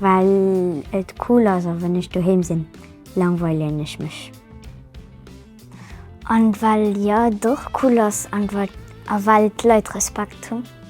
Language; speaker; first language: German; non-native, local second language; Luxembourgish